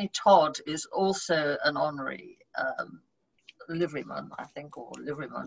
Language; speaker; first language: English; native; English